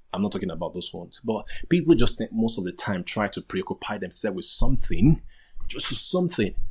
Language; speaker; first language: English; non-native, local second language; Yoruba